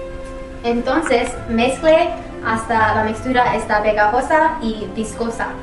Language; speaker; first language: Spanish; non-native, learner; English